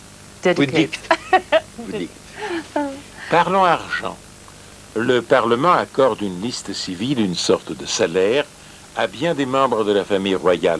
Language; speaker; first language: French; early bilingual, other home language; Russian